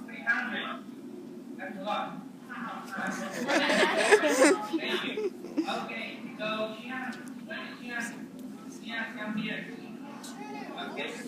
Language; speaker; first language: English; non-native, fluent; Spanish